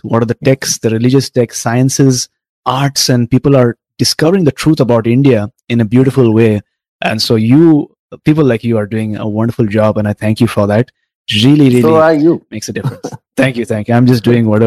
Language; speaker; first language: English; non-native, local second language; Tamil